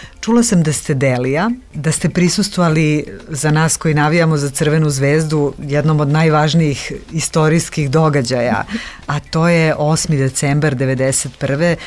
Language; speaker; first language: Serbian; native; Serbian